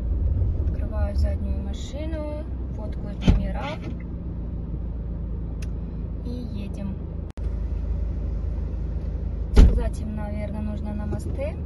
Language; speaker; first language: Russian; native; Russian